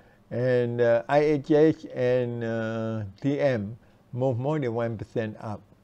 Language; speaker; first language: English; non-native, local second language; Malay